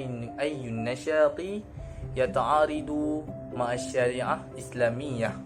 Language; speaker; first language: Arabic; non-native, learner; Malay